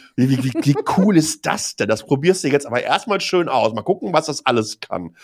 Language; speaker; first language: German; native; German